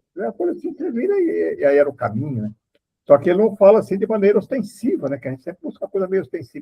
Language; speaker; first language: Portuguese; native; Portuguese